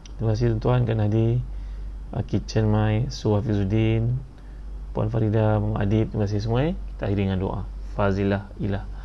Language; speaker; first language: Malay; native; Malay